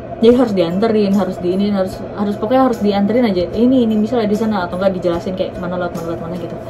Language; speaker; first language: Indonesian; native; Indonesian